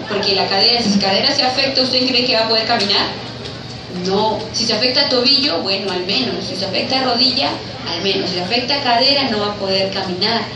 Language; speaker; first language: Spanish; native; Spanish